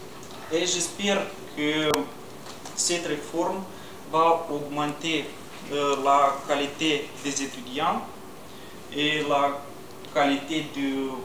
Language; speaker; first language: French; non-native, learner; Romanian